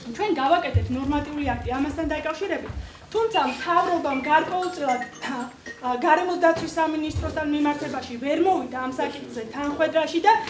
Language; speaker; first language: Georgian; native; Georgian